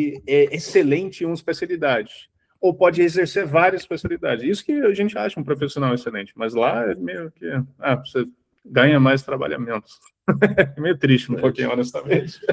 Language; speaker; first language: Portuguese; early bilingual, heritage; English